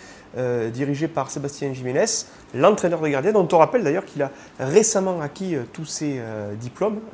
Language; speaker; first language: French; native; French